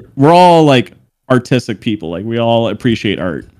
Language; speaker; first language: English; native; English